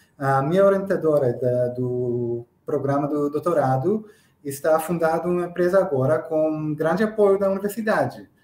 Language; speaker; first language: Portuguese; non-native, fluent; Hebrew